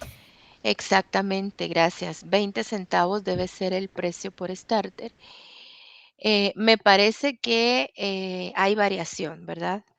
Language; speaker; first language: Spanish; native; Spanish